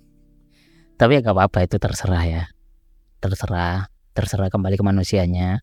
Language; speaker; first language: Indonesian; native; Indonesian